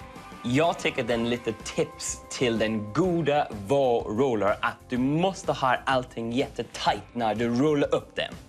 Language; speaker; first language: Swedish; non-native, learner; English